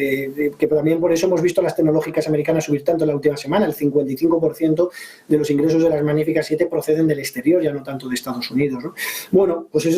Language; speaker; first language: Spanish; native; Spanish